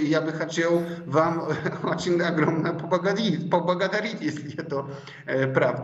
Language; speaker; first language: Russian; non-native, fluent; Polish